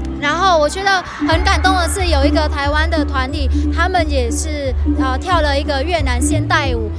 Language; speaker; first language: Chinese; non-native, fluent; Vietnamese